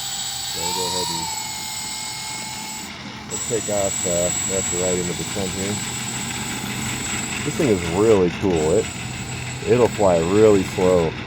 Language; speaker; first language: English; native; English